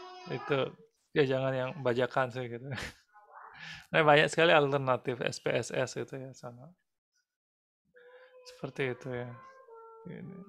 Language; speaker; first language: Indonesian; native; Indonesian